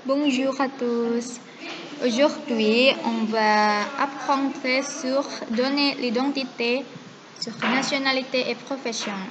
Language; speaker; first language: French; non-native, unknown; Indonesian